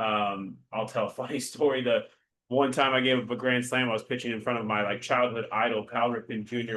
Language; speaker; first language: English; native; English